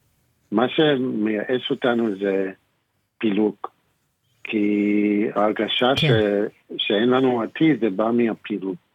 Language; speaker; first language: Hebrew; non-native, fluent; English